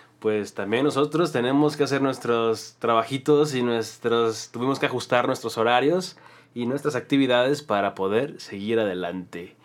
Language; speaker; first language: Spanish; native; Spanish